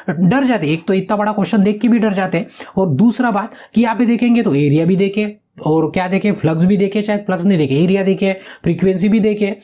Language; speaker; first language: Hindi; non-native, local second language; Marathi